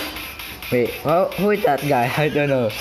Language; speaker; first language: English; non-native, learner; Indonesian